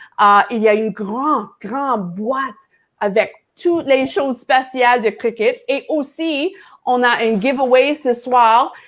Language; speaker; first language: French; non-native, learner; English